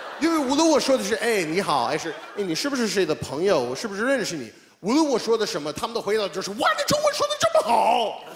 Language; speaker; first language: Chinese; non-native, fluent; English